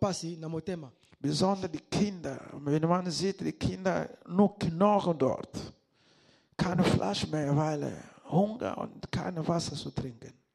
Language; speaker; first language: German; non-native, learner; Lingala